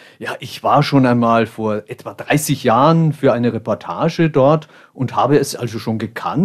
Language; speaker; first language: German; native; German